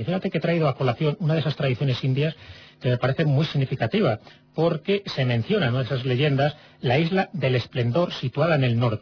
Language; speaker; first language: Spanish; native; Spanish